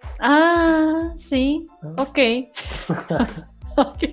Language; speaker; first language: Spanish; non-native, learner; Chinese